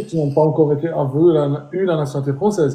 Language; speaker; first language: French; native; French